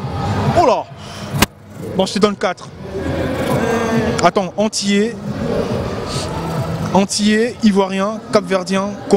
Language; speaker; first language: French; native; French